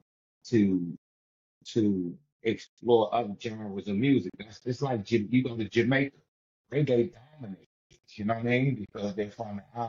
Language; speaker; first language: English; native; English